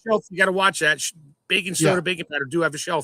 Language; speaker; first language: English; native; English